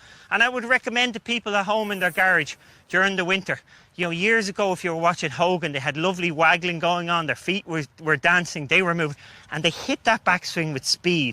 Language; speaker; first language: English; native; English